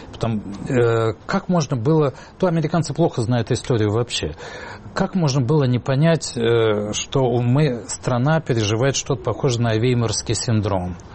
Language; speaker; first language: Russian; native; Russian